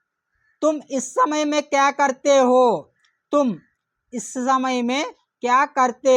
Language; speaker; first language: Hindi; non-native, local second language; Telugu